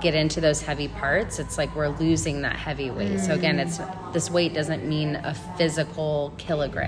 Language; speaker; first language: English; native; English